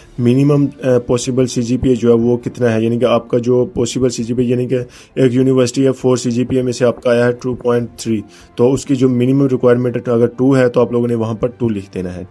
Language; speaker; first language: Urdu; native; Urdu